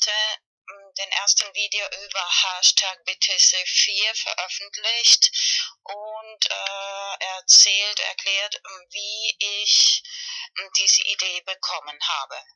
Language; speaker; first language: German; non-native, fluent; Spanish